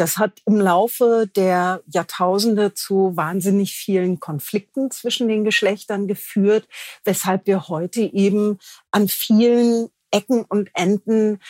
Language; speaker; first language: German; native; German